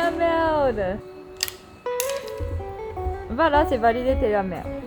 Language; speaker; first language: French; non-native, learner; Japanese